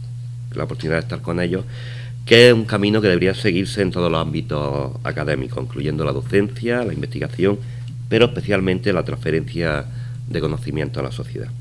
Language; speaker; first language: Spanish; native; Spanish